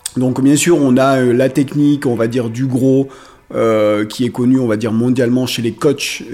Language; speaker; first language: French; native; French